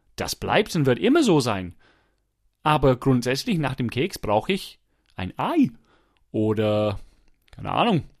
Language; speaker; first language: German; non-native, fluent; English